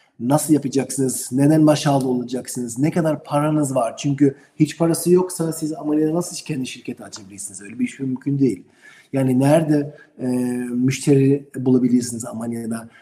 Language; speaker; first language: Turkish; non-native, learner; German